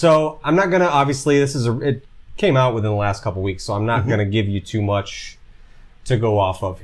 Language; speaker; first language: English; native; English